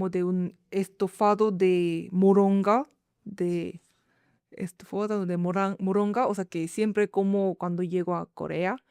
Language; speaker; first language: Spanish; non-native, fluent; Korean